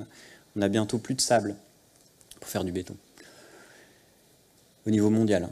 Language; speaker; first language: French; native; French